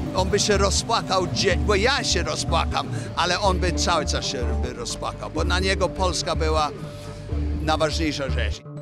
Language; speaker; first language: Polish; early bilingual, heritage; Polish